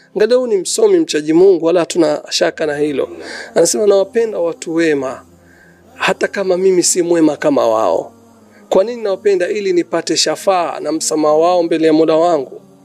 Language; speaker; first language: Swahili; native; Swahili